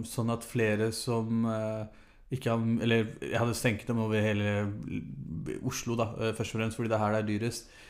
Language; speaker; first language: Norwegian; early bilingual, other home language; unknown